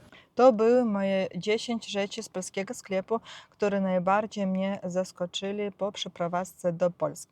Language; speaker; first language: Polish; non-native, learner; Ukrainian